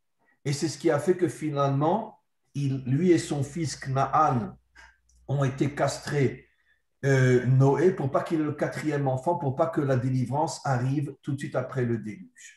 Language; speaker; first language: French; native; French